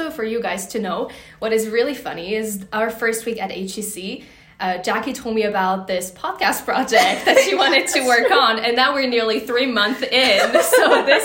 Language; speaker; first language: English; native; English